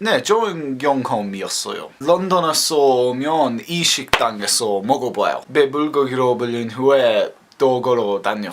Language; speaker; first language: Korean; non-native, learner; English